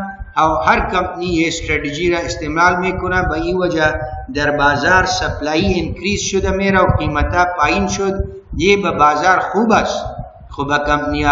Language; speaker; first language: Persian; non-native, local second language; Pashto